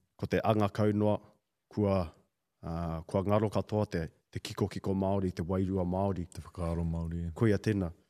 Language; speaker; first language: Māori; native; Māori